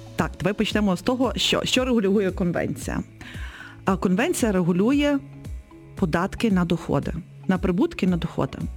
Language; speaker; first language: Ukrainian; native; Ukrainian